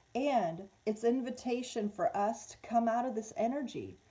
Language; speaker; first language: English; native; English